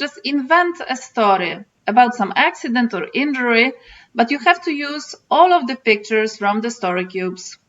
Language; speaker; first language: English; non-native, fluent; Polish